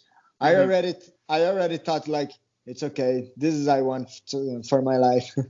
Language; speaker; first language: English; non-native, learner; Portuguese